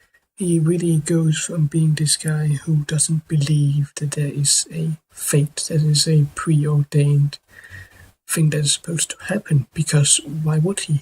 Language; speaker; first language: English; non-native, fluent; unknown